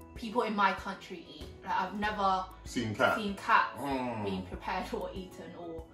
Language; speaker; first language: English; non-native, fluent; Vietnamese